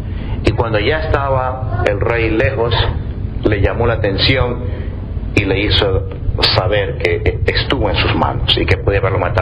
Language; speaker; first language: Spanish; native; Spanish